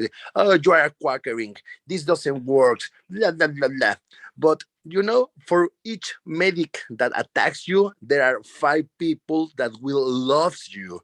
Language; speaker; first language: English; non-native, learner; Spanish